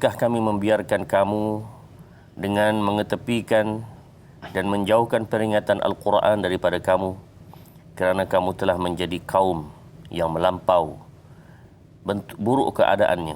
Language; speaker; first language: Malay; native; Malay